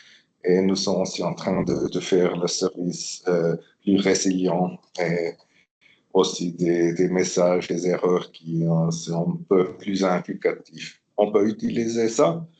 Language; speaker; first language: French; non-native, local second language; German